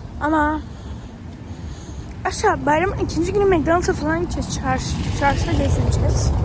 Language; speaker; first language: Turkish; early bilingual, heritage; Turkish